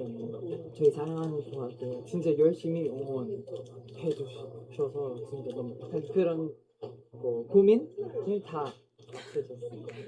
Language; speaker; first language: Korean; non-native, fluent; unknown